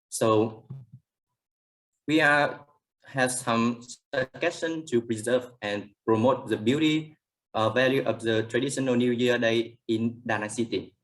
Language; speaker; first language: English; non-native, learner; Vietnamese